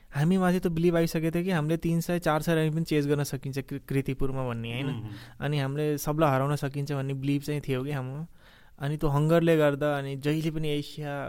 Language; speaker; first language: Nepali; early bilingual, heritage; Nepali